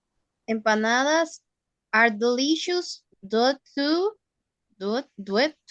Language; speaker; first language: English; non-native, learner; Spanish